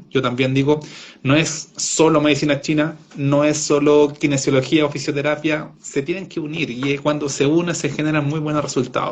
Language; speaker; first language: Spanish; native; Spanish